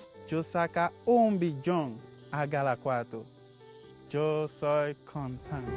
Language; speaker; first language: Spanish; non-native, learner; Haitian Creole